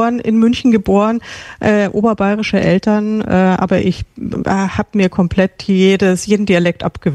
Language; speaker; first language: German; native; German